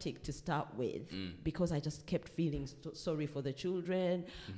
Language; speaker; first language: English; non-native, local second language; Ganda